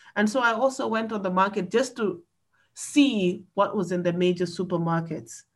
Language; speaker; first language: English; non-native, local second language; Nyanja